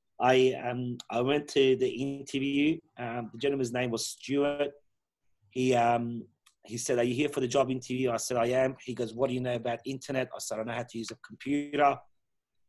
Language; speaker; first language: English; early bilingual, other home language; Persian